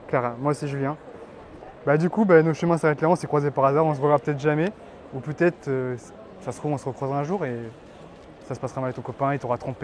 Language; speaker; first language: French; native; French